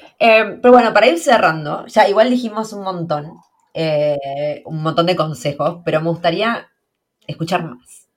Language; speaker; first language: Spanish; native; Spanish